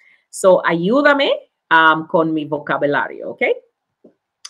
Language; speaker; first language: Spanish; non-native, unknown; English